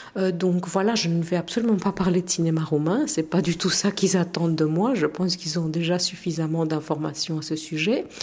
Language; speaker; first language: French; non-native, fluent; Romanian